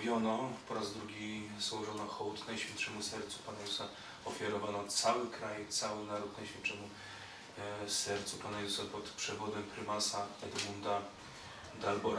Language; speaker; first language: Polish; native; Polish